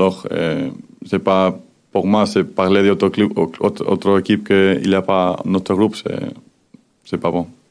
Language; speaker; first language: French; non-native, learner; Spanish